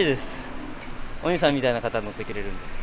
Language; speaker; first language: Japanese; native; Japanese